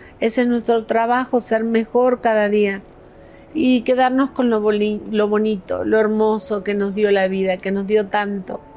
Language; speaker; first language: Spanish; native; Spanish